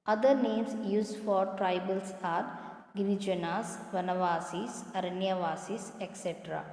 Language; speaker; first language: English; non-native, local second language; Kannada